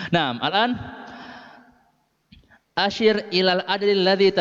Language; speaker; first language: Arabic; non-native, fluent; Indonesian